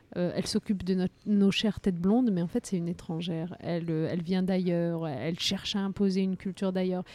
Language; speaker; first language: French; early bilingual, other home language; Riffian